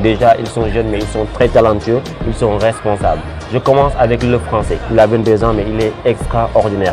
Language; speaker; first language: French; non-native, local second language; Wolof